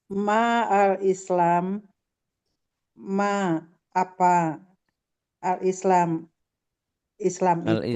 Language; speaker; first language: Arabic; non-native, learner; Indonesian